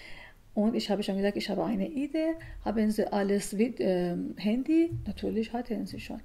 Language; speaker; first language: German; non-native, learner; Persian